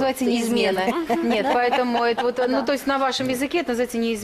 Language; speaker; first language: Russian; native; Russian